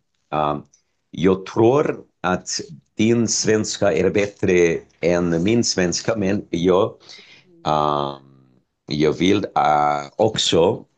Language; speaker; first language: Swedish; non-native, learner; Spanish